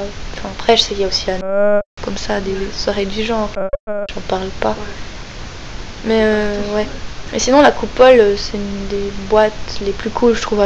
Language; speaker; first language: French; native; French